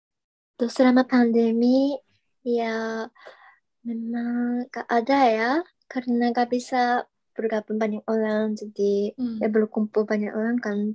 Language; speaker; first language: Indonesian; non-native, fluent; Japanese